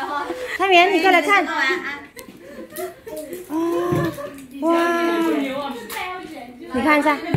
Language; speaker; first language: Chinese; native; Chinese